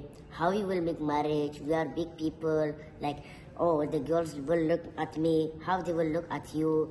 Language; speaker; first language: English; non-native, learner; Tajik